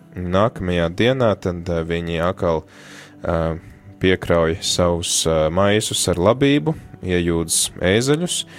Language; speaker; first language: Latvian; native; Latvian